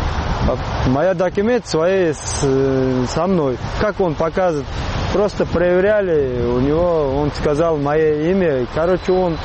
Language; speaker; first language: Russian; non-native, learner; Uzbek